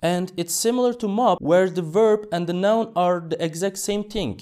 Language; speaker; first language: English; non-native, fluent; Turkish